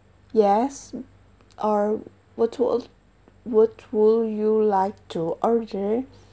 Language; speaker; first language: English; non-native, learner; Indonesian